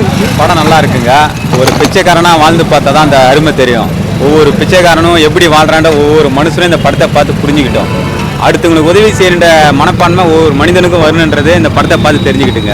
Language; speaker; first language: Tamil; native; Tamil